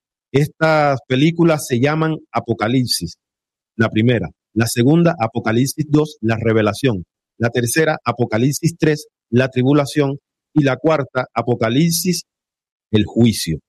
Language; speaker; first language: Spanish; native; Spanish